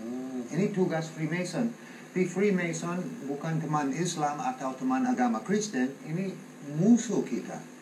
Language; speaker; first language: Indonesian; non-native, fluent; English